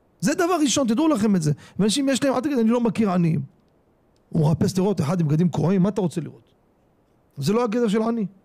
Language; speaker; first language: Hebrew; native; Hebrew